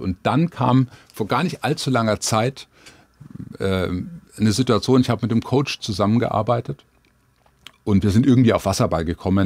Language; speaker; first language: German; native; German